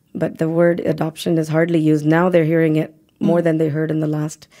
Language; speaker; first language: English; native; English